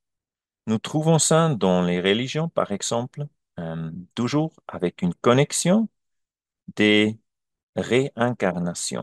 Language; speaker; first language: French; non-native, learner; German